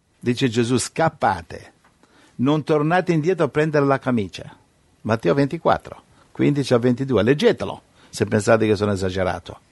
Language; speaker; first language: Italian; native; Italian